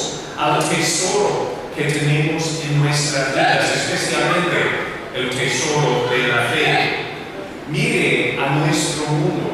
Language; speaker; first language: Spanish; non-native, learner; English